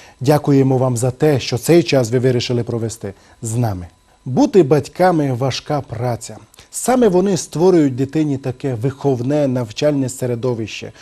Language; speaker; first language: Ukrainian; non-native, local second language; Romany